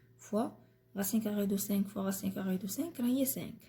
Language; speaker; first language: French; non-native, local second language; Arabic